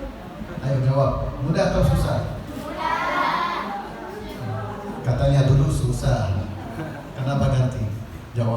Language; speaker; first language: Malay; non-native, learner; Arabic